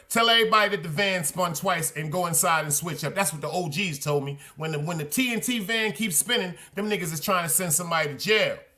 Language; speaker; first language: English; native; English